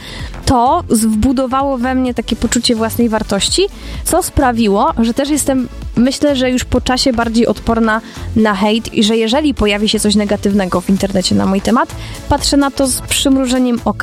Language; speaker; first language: Polish; native; Polish